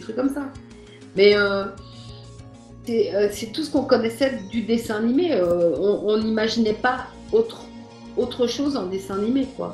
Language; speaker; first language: French; native; French